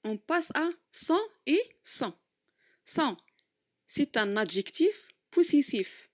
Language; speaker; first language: French; non-native, local second language; Arabic